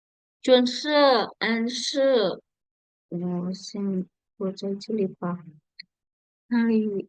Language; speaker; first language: Chinese; non-native, fluent; Indonesian